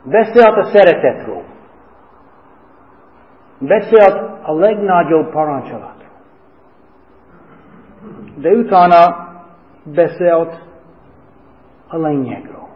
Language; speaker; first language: Hungarian; non-native, fluent; English